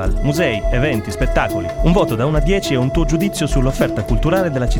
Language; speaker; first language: Italian; native; Italian